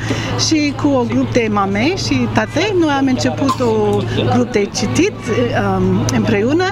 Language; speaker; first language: Romanian; non-native, learner; English